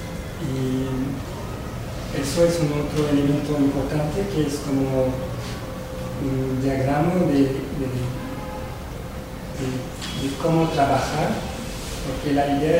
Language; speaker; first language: Spanish; non-native, fluent; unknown